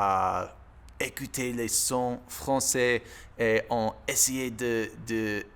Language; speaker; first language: French; non-native, learner; English